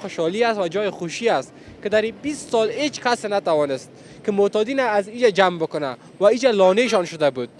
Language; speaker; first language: Persian; native; Persian